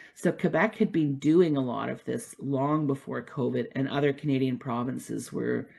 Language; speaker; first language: English; native; English